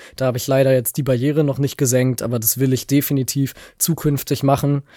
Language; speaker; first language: German; native; German